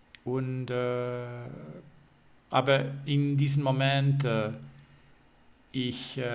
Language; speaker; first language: German; non-native, learner; English